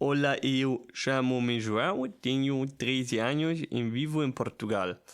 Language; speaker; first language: Portuguese; non-native, learner; German